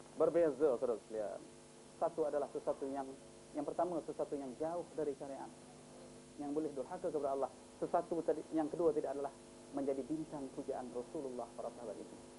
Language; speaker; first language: Malay; native; Malay